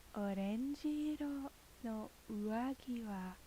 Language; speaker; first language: Japanese; non-native, learner; English